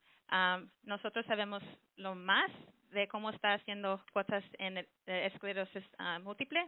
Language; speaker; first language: Spanish; early bilingual, heritage; Spanish